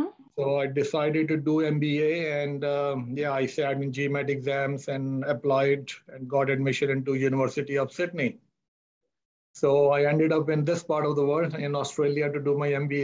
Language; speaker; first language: English; non-native, local second language; Hindi